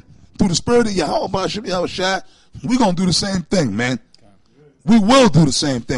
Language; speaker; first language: English; native; English